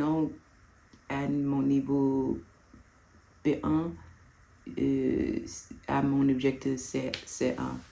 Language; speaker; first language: French; non-native, learner; English